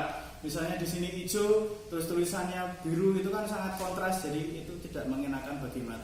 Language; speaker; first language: Indonesian; native; Indonesian